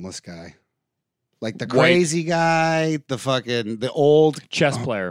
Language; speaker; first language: English; native; English